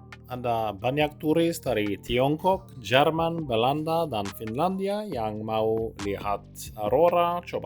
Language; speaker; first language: Indonesian; non-native, fluent; Norwegian